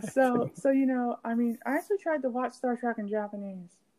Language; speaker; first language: English; native; English